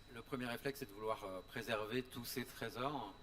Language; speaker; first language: French; native; French